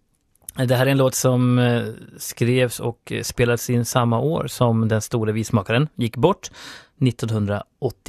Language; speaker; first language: Swedish; native; Swedish